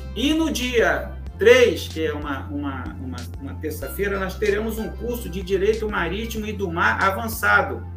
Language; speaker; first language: Portuguese; native; Portuguese